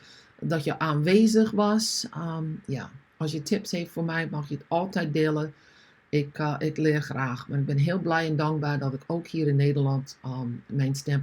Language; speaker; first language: Dutch; non-native, learner; English